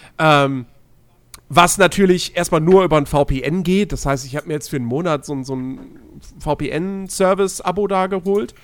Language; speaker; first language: German; native; German